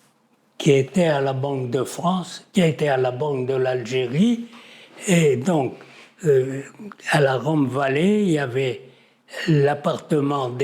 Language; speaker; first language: French; native; French